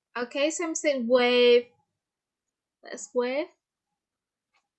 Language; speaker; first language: English; non-native, fluent; Vietnamese